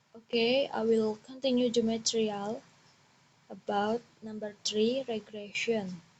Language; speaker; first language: English; non-native, learner; Indonesian